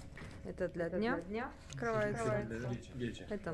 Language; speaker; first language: Russian; native; Russian